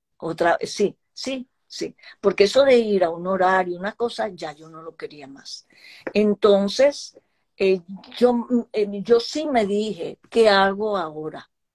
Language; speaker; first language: Spanish; early bilingual, other home language; Hebrew